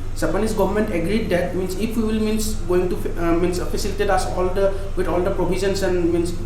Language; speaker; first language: English; non-native, local second language; Assamese